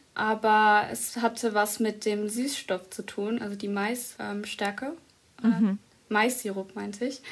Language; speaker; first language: German; early bilingual, other home language; Arabic